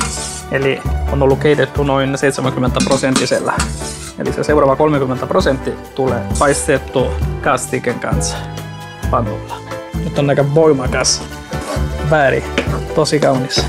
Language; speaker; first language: Finnish; non-native, fluent; Italian